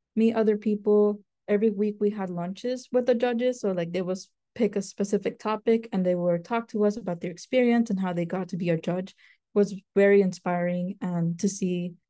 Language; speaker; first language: English; native; English